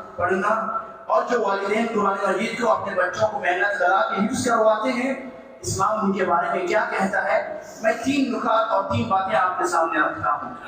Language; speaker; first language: Urdu; native; Urdu